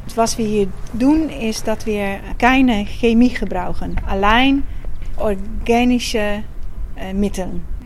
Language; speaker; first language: German; non-native, learner; Dutch